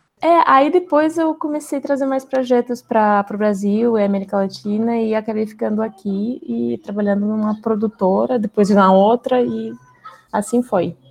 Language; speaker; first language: Portuguese; non-native, fluent; Russian